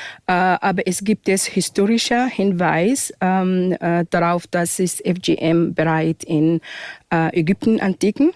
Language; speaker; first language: German; non-native, fluent; Arabic